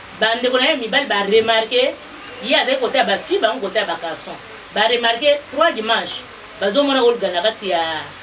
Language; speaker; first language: Lingala; non-native, local second language; Luba-Lulua